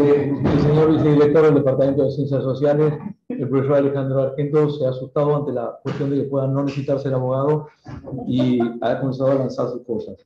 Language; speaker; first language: Spanish; native; Spanish